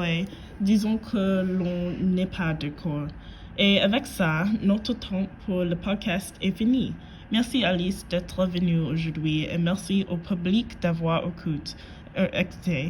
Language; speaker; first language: French; non-native, learner; English